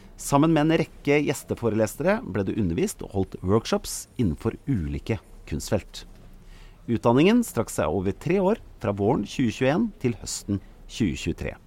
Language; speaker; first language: Norwegian; native; Norwegian